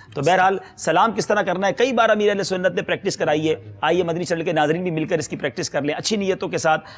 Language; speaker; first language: Urdu; native; Urdu